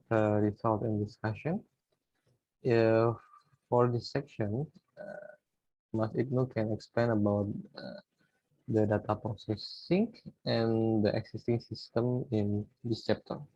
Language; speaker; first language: English; non-native, learner; Indonesian